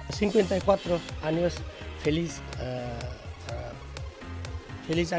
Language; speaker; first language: Spanish; non-native, learner; Nepali